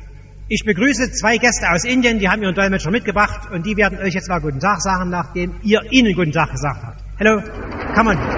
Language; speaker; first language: German; native; German